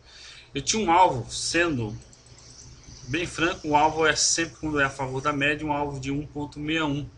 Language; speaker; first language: Portuguese; native; Portuguese